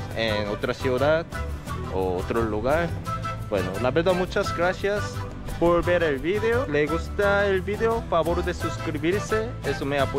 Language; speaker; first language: Spanish; non-native, fluent; Korean